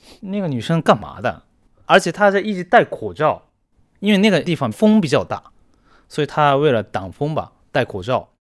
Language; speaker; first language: Chinese; non-native, fluent; Japanese